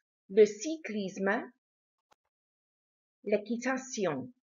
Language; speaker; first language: French; non-native, fluent; English